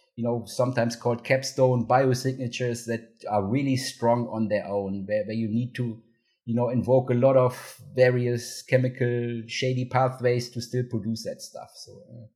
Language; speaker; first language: English; non-native, fluent; German